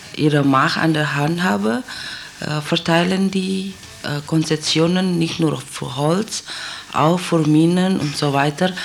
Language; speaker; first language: German; non-native, learner; Indonesian